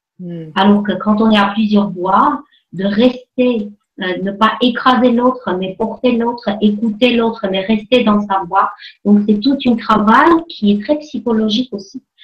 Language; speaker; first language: French; non-native, fluent; Armenian